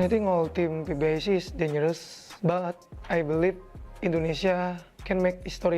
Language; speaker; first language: English; non-native, learner; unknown